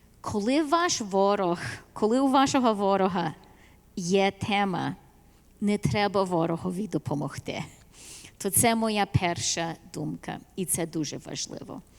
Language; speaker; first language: Ukrainian; early bilingual, heritage; Ukrainian